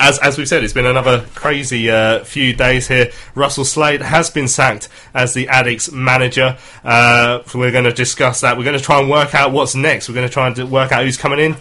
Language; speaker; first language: English; native; English